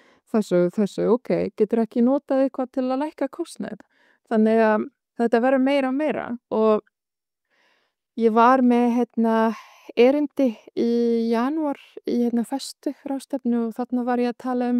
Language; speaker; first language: Icelandic; non-native, fluent; Arabic